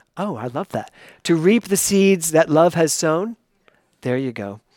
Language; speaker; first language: English; native; English